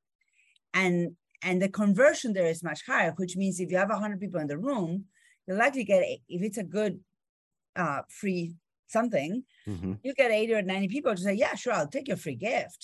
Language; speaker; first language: English; non-native, fluent; Spanish